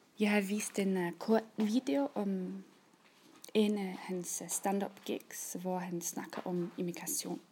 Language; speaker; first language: Danish; non-native, learner; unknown